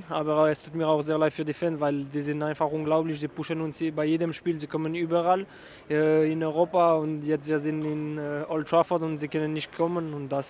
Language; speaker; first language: German; non-native, local second language; French